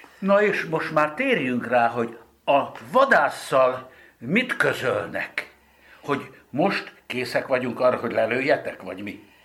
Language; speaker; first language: Hungarian; native; Hungarian